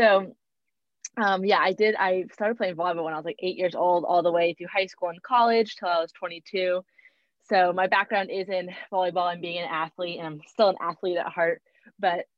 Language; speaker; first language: English; native; English